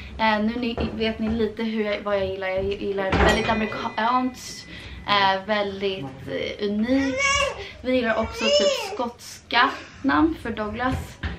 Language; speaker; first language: Swedish; early bilingual, heritage; Swedish